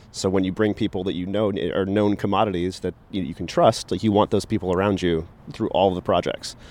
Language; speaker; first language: English; native; English